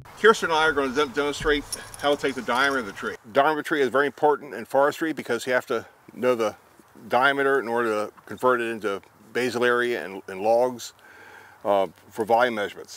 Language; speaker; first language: English; native; English